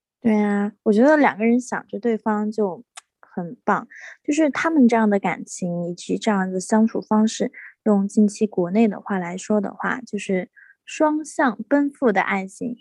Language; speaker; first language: Chinese; native; Chinese